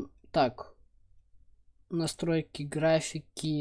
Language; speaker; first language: Russian; native; Russian